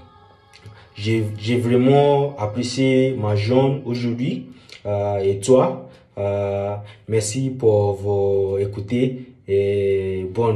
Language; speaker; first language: French; non-native, learner; Yoruba